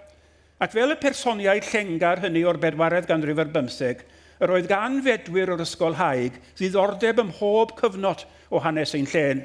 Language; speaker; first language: Welsh; native; Welsh